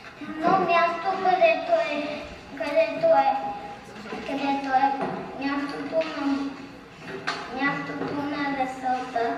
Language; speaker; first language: Bulgarian; early bilingual, heritage; Bulgarian